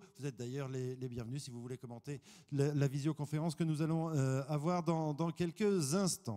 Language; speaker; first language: French; native; French